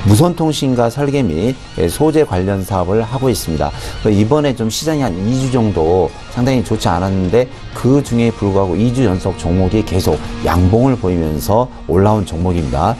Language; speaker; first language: Korean; native; Korean